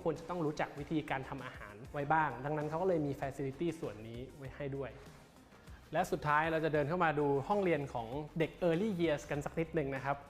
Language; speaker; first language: Thai; native; Thai